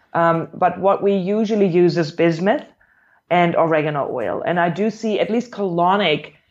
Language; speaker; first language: English; non-native, fluent; German